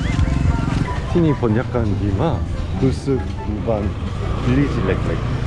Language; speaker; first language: Thai; non-native, learner; Korean